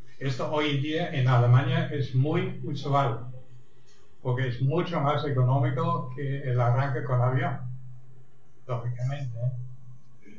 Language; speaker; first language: Spanish; non-native, fluent; German